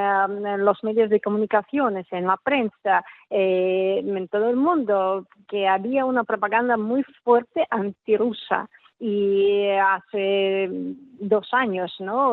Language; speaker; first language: Spanish; non-native, fluent; Russian